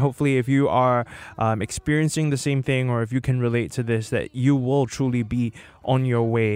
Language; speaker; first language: English; native; English